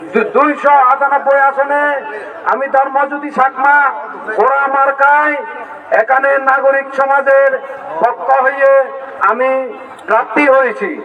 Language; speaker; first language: Bangla; non-native, local second language; Chakma